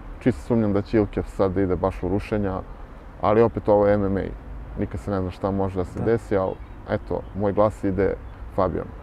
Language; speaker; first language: Serbian; native; Serbian